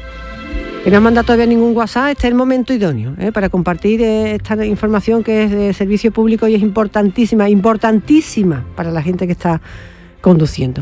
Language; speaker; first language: Spanish; native; Spanish